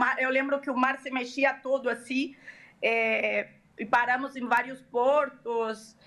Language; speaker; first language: Portuguese; non-native, fluent; Arabic